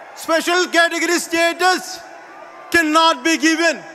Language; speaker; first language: English; non-native, local second language; Telugu